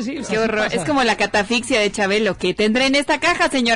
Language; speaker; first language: Spanish; native; Spanish